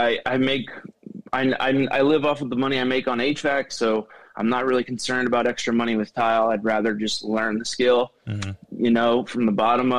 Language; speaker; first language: English; native; English